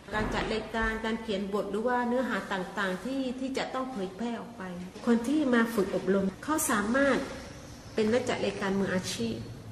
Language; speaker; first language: Thai; non-native, local second language; Malay